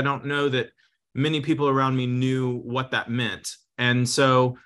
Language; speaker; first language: English; native; English